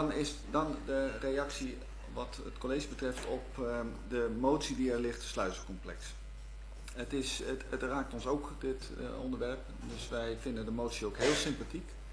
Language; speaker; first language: Dutch; native; Dutch